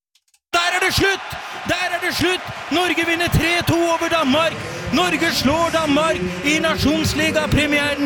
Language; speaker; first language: Norwegian; native; Norwegian